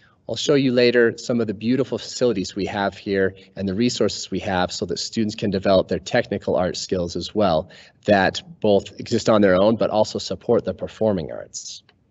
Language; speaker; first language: English; native; English